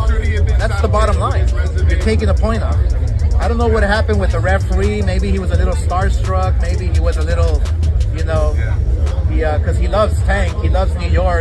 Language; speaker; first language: English; native; English